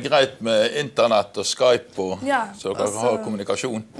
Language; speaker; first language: Norwegian; native; Norwegian